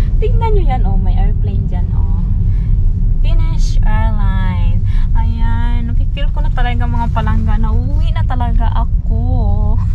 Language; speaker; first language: Filipino; non-native, local second language; Cebuano